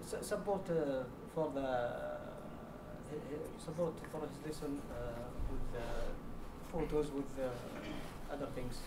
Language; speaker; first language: English; non-native, learner; Arabic